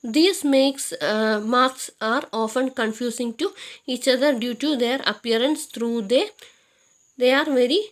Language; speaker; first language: English; non-native, local second language; Malayalam